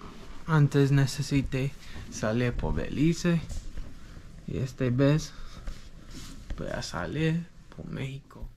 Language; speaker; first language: Spanish; non-native, learner; English